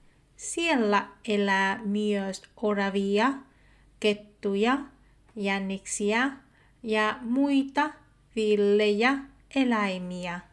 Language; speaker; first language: Finnish; non-native, fluent; Vietnamese